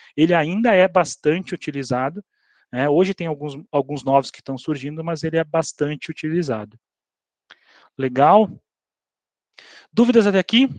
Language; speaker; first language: Portuguese; native; Portuguese